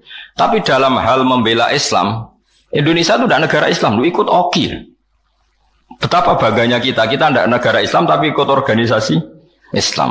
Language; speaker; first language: Indonesian; non-native, local second language; Javanese